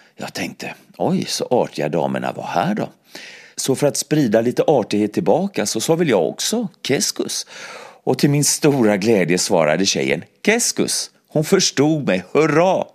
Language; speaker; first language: Swedish; native; Swedish